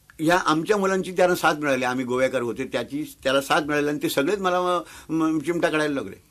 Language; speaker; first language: Marathi; non-native, local second language; Konkani